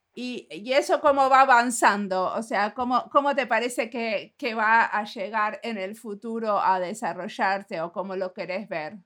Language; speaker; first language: Spanish; native; Spanish